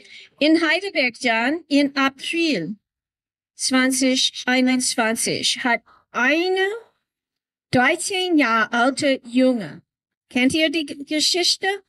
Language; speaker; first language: German; non-native, learner; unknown